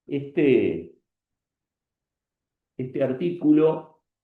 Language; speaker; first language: Spanish; native; Spanish